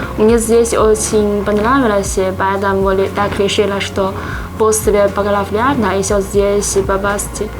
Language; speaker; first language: Russian; non-native, learner; Chinese